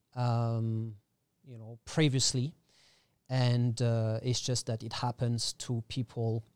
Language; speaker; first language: English; non-native, fluent; French